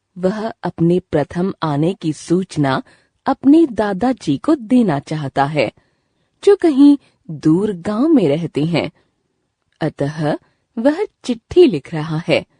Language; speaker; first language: Hindi; native; Hindi